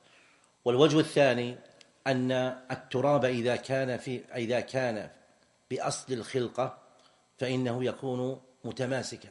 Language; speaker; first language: Arabic; native; Arabic